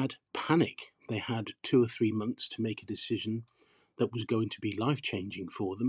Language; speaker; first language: English; native; English